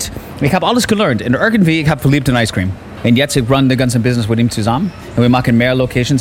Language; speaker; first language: German; non-native, fluent; English